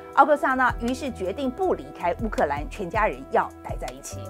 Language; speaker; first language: Chinese; native; Chinese